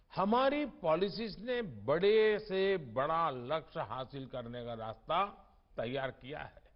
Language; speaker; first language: Hindi; non-native, local second language; Gujarati